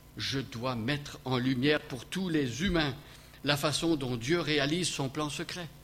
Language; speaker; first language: French; native; French